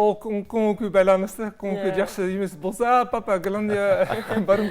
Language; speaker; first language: Kazakh; non-native, learner; Dutch